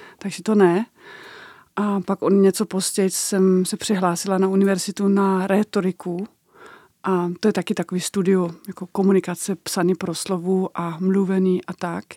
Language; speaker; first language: Czech; non-native, fluent; Danish